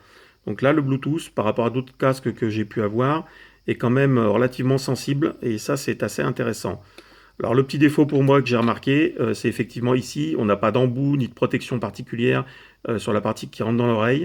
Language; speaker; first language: French; native; French